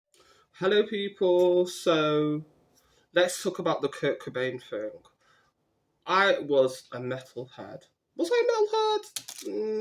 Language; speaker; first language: English; native; English